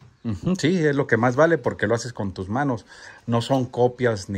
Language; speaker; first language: Spanish; native; Spanish